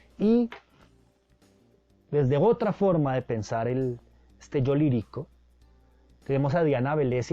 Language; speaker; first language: Spanish; native; Spanish